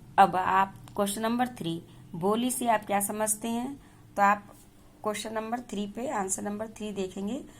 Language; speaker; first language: Hindi; native; Hindi